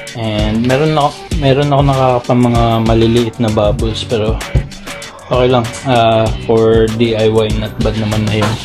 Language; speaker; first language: Filipino; native; Filipino